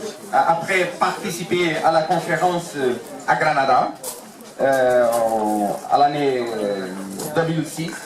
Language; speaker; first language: French; non-native, learner; Portuguese